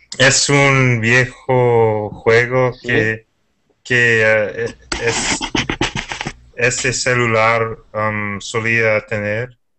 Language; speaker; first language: Spanish; non-native, learner; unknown